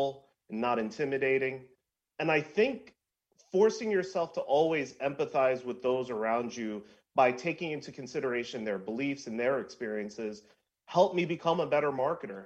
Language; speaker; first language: English; native; English